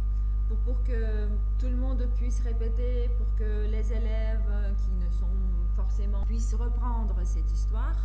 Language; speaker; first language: French; non-native, fluent; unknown